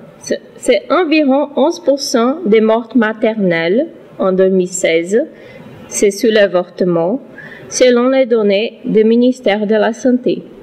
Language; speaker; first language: French; non-native, learner; Portuguese